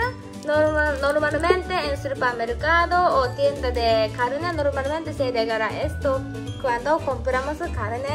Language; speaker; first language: Spanish; non-native, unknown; Japanese